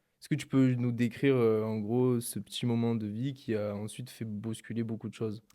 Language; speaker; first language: French; native; French